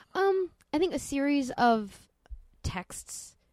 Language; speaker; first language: English; native; English